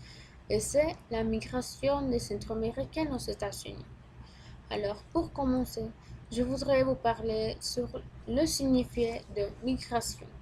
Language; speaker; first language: French; non-native, learner; Spanish